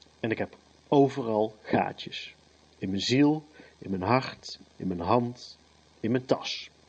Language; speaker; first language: Dutch; native; Dutch